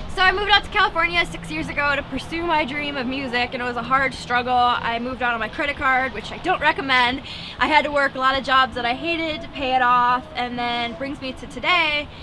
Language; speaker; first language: English; native; English